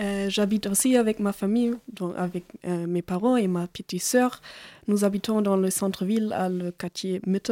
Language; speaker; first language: French; non-native, learner; German